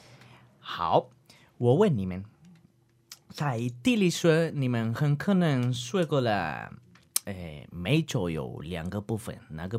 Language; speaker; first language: Chinese; non-native, learner; Spanish